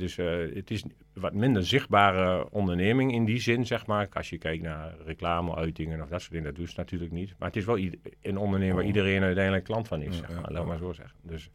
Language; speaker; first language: Dutch; native; Dutch